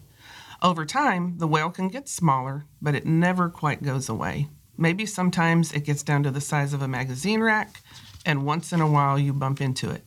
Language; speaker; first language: English; native; English